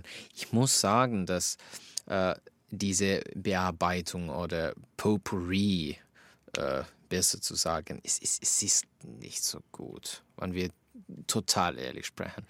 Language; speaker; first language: German; non-native, fluent; Finnish